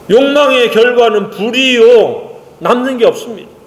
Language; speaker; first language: Korean; native; Korean